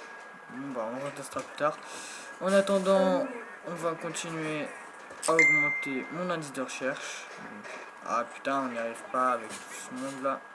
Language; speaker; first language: French; native; French